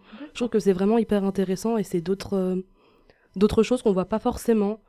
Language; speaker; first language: French; native; French